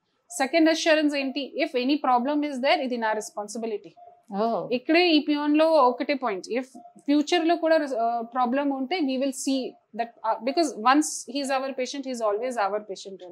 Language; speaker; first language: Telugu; non-native, fluent; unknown